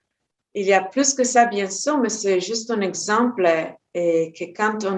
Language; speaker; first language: French; non-native, fluent; Hebrew